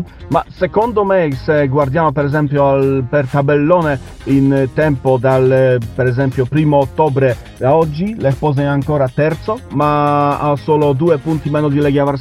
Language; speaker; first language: Italian; non-native, learner; Polish